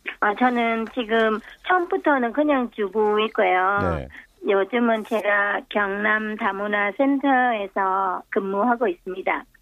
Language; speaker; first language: Korean; non-native, fluent; Thai